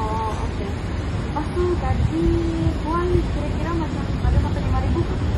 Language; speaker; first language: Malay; non-native, local second language; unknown